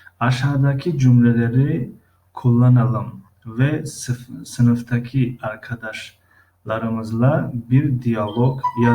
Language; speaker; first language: Turkish; non-native, fluent; Tajik